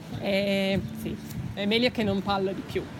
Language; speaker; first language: Italian; non-native, learner; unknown